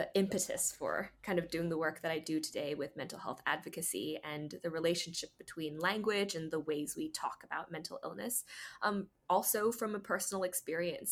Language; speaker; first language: English; native; English